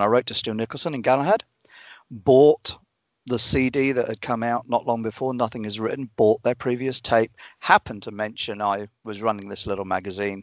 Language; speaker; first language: English; native; English